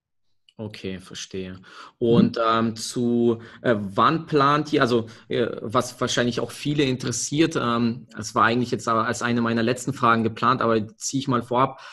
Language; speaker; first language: German; native; German